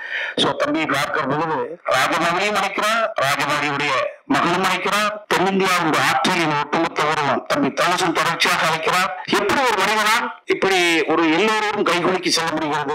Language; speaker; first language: Tamil; native; Tamil